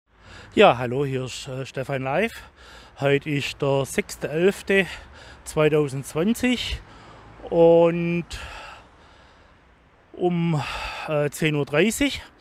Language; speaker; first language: German; native; German